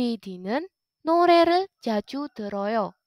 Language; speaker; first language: Korean; non-native, fluent; Indonesian